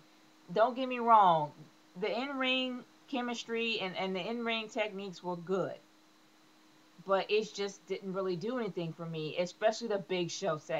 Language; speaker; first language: English; native; English